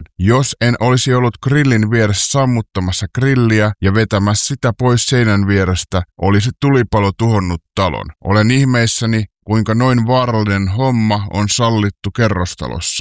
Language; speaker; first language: Finnish; native; Finnish